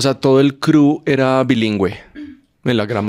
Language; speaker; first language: Spanish; native; Spanish